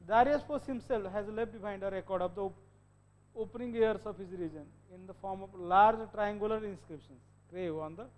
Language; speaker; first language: English; non-native, local second language; Marathi